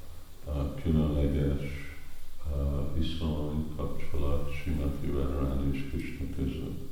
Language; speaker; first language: Hungarian; native; Hungarian